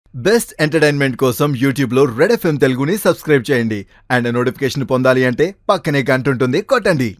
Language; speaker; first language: Telugu; native; Telugu